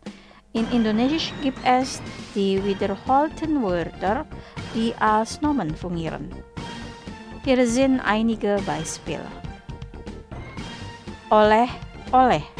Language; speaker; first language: German; non-native, fluent; Indonesian